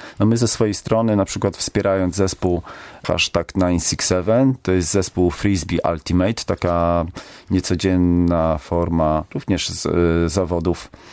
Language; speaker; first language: Polish; native; Polish